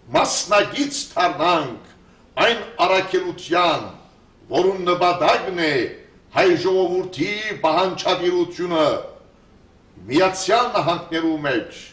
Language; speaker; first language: Armenian; early bilingual, heritage; Armenian